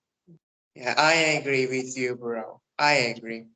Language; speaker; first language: English; non-native, learner; Turkish